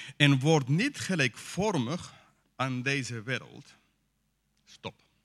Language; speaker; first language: Dutch; non-native, fluent; English